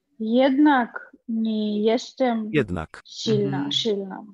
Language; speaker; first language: Polish; non-native, learner; Russian